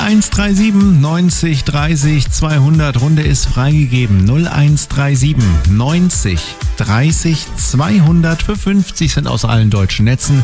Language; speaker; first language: German; native; German